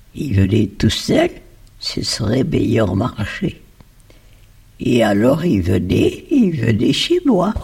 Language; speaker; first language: French; non-native, fluent; Spanish